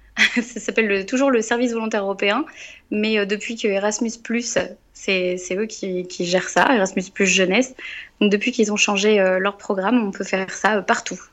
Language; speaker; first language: French; native; French